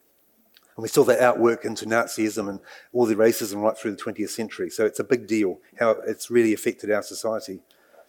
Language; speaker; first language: English; native; English